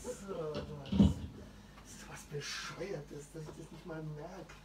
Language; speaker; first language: German; native; German